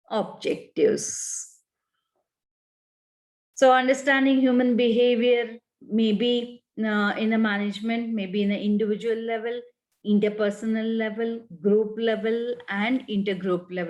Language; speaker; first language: English; non-native, local second language; Kannada